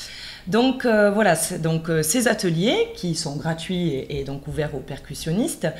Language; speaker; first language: French; native; French